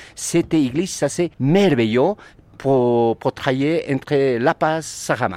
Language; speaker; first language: French; non-native, learner; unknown